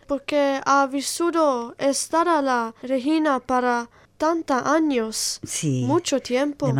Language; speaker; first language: Spanish; non-native, learner; Italian